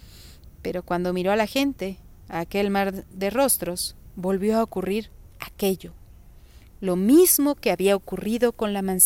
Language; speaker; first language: Spanish; native; Spanish